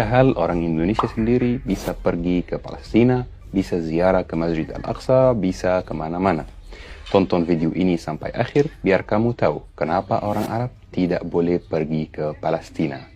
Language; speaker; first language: Indonesian; non-native, fluent; Arabic